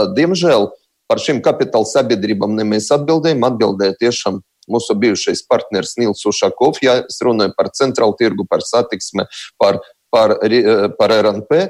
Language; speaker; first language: Latvian; non-native, local second language; Russian